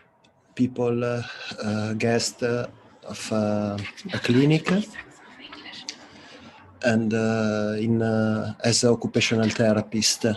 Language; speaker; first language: English; non-native, learner; Italian